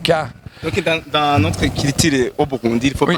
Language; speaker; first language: French; non-native, local second language; Rundi